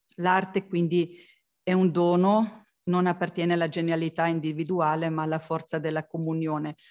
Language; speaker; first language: Italian; non-native, fluent; Slovenian